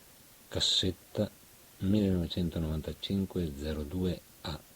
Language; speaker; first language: Italian; native; Italian